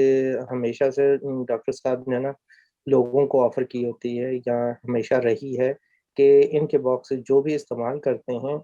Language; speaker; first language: Urdu; native; Urdu